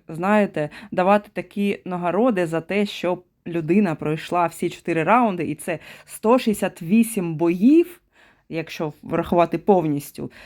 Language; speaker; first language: Ukrainian; native; Ukrainian